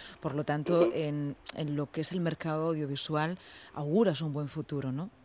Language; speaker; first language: Spanish; native; Spanish